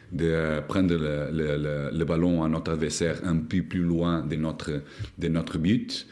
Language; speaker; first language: French; non-native, learner; Portuguese